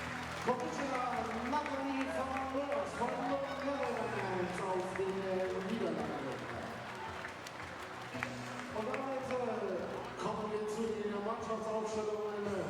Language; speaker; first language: German; native; German